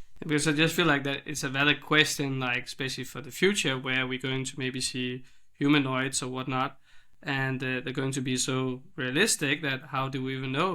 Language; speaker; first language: English; non-native, fluent; Danish